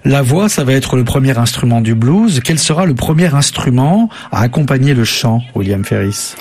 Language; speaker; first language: French; native; French